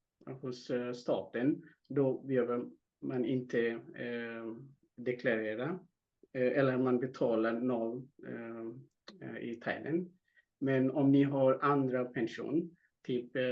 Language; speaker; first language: Swedish; non-native, fluent; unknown